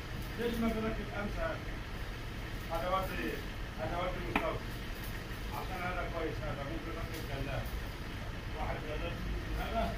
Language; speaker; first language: Arabic; non-native, learner; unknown